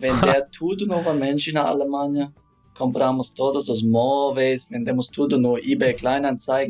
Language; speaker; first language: Portuguese; non-native, learner; German